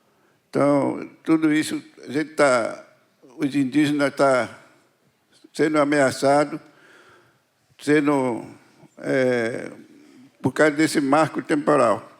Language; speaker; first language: Portuguese; non-native, local second language; Kayapó